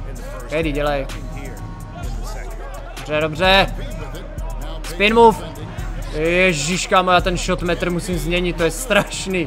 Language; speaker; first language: Czech; native; Czech